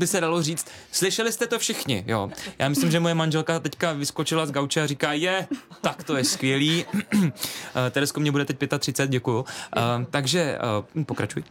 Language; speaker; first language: Czech; native; Czech